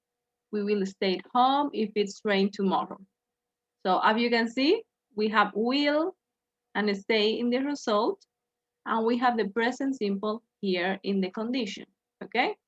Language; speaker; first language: English; non-native, fluent; Spanish